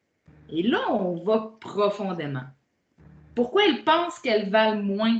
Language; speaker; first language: French; native; French